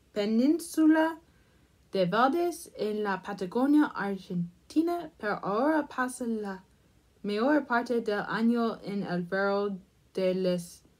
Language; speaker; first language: Spanish; non-native, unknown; English